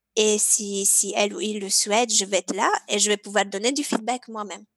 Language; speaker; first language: French; non-native, fluent; Romanian